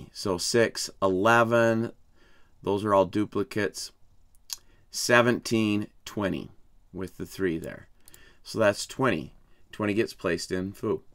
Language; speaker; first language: English; native; English